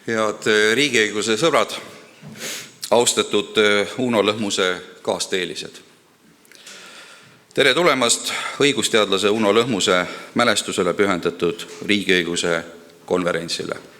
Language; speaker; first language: Estonian; native; Estonian